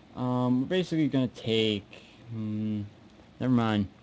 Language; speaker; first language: English; native; English